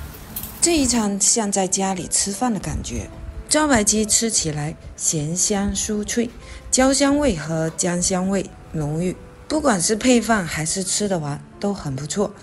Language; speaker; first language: Chinese; native; Chinese